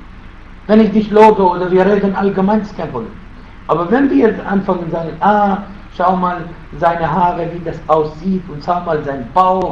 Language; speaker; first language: German; non-native, fluent; Arabic